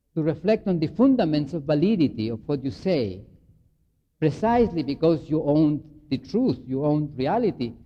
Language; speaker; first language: English; non-native, fluent; Spanish